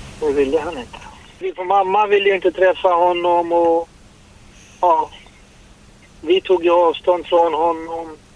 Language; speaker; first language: Swedish; early bilingual, other home language; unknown